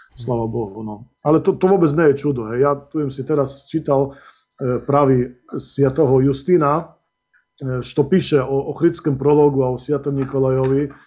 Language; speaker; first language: Slovak; non-native, local second language; Rusyn